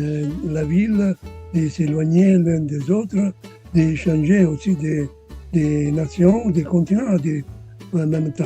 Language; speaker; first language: French; non-native, fluent; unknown